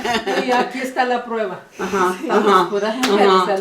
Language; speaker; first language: Spanish; native; Spanish